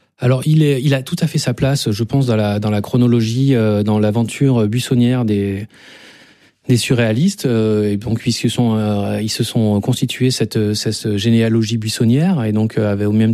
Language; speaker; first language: French; native; French